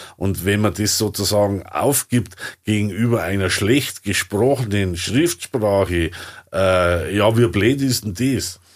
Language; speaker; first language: German; native; German